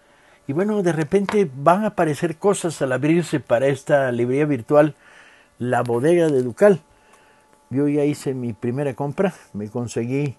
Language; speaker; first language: Spanish; native; Spanish